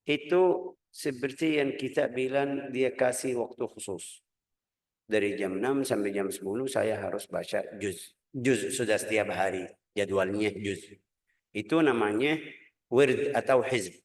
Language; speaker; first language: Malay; non-native, fluent; Arabic